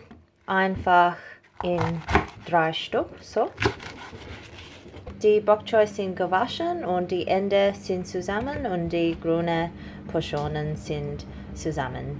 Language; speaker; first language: German; non-native, learner; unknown